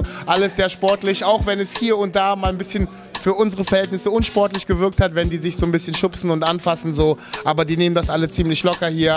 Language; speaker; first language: German; native; German